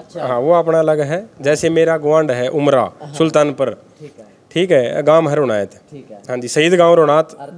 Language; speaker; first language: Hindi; native; Hindi